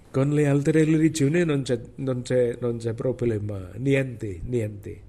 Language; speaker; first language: Italian; non-native, fluent; Javanese